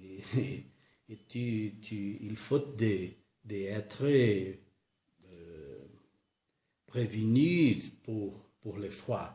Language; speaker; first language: French; non-native, learner; Portuguese